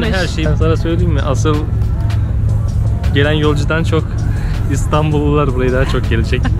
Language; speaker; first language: Turkish; native; Turkish